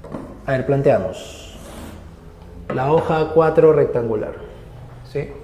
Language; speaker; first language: Spanish; native; Spanish